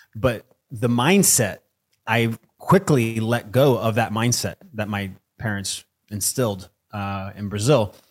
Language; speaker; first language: English; early bilingual, other home language; Portuguese